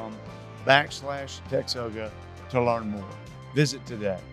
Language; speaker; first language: English; native; English